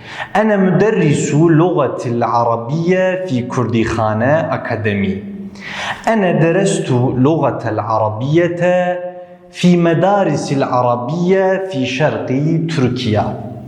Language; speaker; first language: Arabic; non-native, fluent; Kurdish